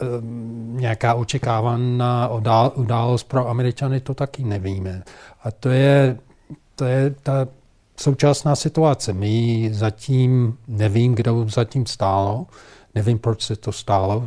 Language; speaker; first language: Czech; non-native, fluent; English